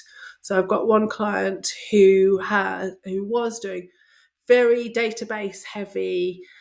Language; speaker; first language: English; native; English